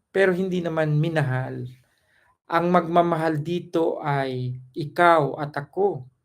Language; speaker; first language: Filipino; non-native, local second language; Cebuano